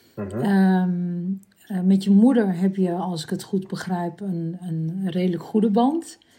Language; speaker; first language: Dutch; early bilingual, other home language; Turkish